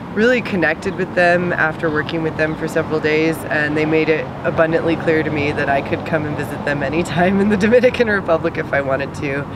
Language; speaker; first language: English; native; English